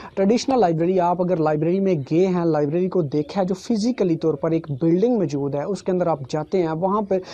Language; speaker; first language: Urdu; native; Urdu